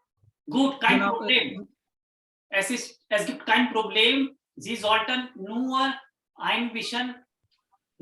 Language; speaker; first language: German; non-native, fluent; Hindi